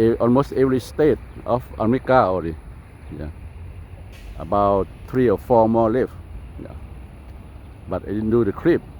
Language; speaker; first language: English; non-native, learner; Lao